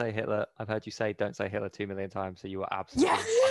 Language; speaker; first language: English; native; English